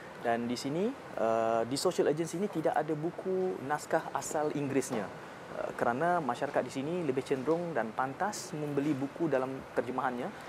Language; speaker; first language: Malay; native; Malay